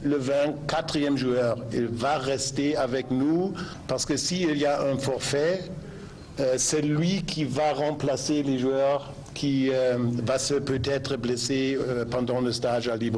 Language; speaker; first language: French; non-native, learner; German